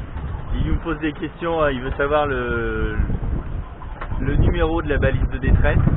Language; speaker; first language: French; native; French